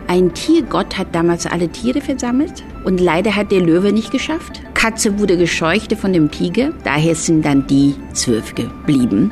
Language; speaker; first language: German; non-native, fluent; Chinese